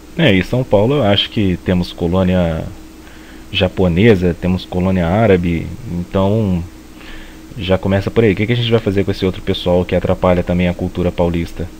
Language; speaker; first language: Portuguese; native; Portuguese